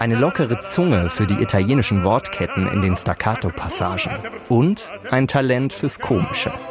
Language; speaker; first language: German; native; German